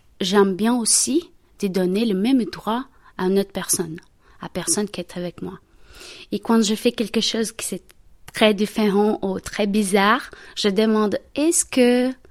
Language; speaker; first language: French; non-native, learner; Portuguese